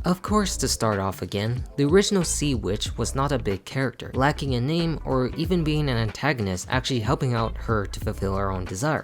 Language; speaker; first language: English; native; English